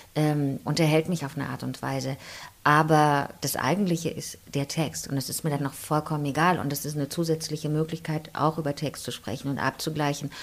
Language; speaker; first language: German; native; German